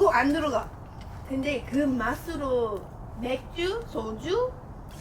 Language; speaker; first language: Korean; non-native, learner; English